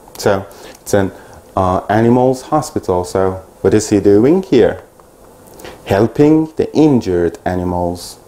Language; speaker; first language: English; non-native, fluent; Persian